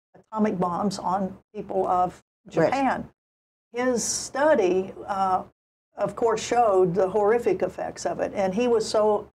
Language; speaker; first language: English; native; English